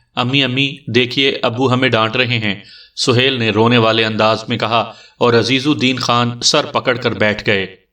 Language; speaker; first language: Urdu; native; Urdu